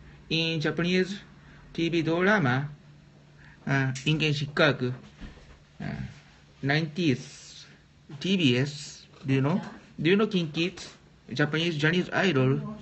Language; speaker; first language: English; non-native, learner; Japanese